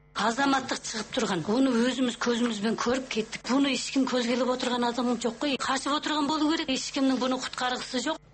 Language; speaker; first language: Kazakh; native; Kazakh